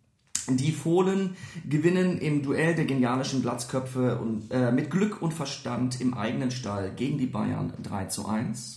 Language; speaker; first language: German; native; German